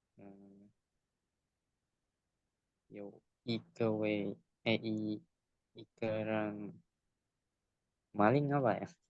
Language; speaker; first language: Chinese; non-native, learner; Indonesian